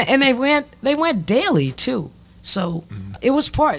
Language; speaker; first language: English; native; English